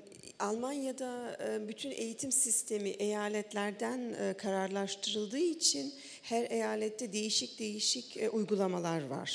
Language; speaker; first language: Turkish; early bilingual, heritage; Turkish